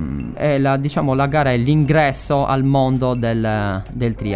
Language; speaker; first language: Italian; native; Italian